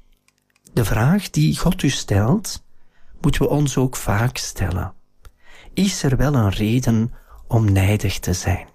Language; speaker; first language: Dutch; native; Dutch